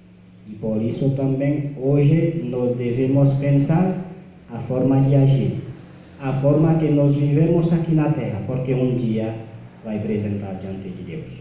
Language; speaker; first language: Portuguese; non-native, learner; Haitian Creole